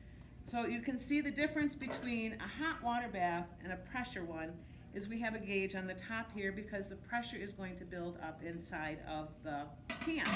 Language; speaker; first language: English; native; English